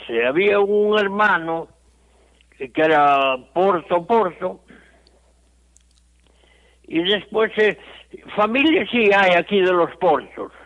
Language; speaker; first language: Spanish; non-native, local second language; Galician